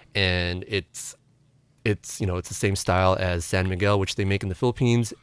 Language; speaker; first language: English; early bilingual, other home language; Filipino